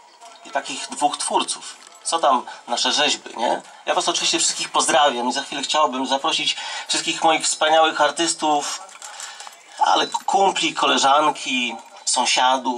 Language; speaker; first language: Polish; native; Polish